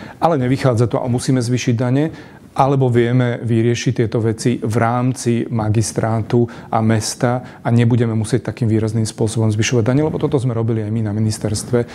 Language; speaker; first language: Slovak; native; Slovak